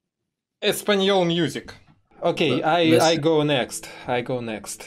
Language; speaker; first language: English; non-native, learner; Russian